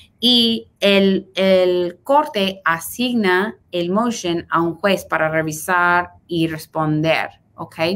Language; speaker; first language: Spanish; early bilingual, heritage; Spanish